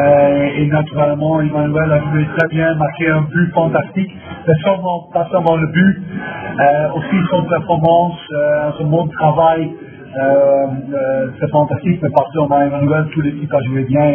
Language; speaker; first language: French; non-native, fluent; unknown